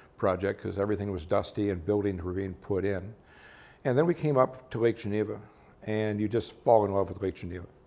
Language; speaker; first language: English; native; English